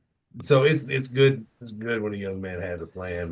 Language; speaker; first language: English; native; English